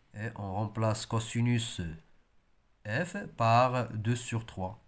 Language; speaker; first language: French; non-native, local second language; Arabic